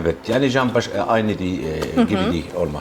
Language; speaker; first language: Turkish; non-native, learner; Arabic